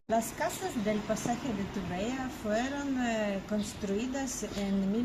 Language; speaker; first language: Spanish; non-native, learner; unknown